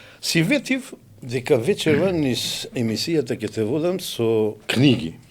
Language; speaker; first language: Macedonian; native; Macedonian